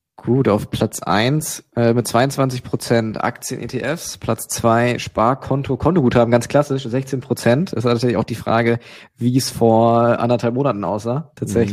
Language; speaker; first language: German; native; German